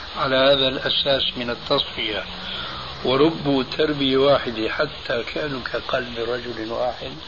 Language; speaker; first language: Arabic; early bilingual, other home language; Albanian